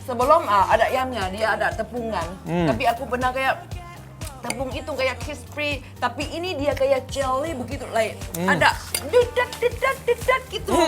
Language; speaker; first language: Indonesian; non-native, fluent; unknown